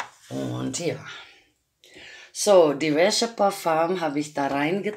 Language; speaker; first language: German; non-native, learner; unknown